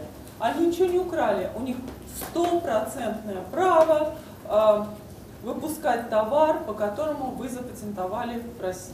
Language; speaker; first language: Russian; native; Russian